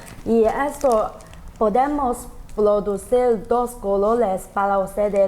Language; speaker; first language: Spanish; non-native, learner; Chinese